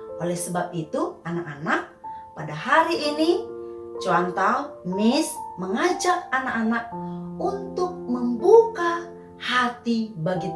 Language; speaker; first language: Indonesian; native; Indonesian